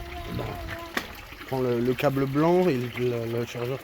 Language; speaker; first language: French; native; French